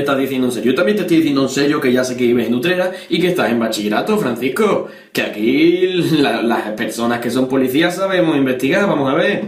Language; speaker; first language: Spanish; native; Spanish